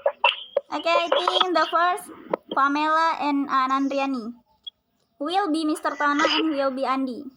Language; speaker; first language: English; non-native, learner; Indonesian